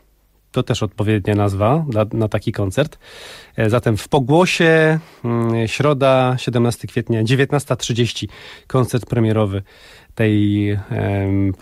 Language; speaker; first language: Polish; native; Polish